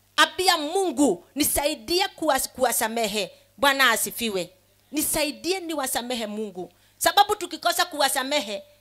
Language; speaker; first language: Swahili; non-native, local second language; Kikuyu